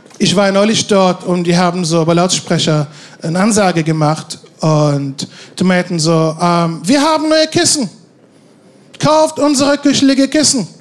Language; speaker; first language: German; non-native, fluent; Arabic